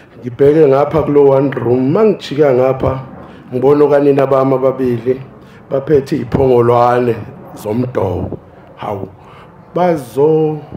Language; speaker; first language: Zulu; native; Zulu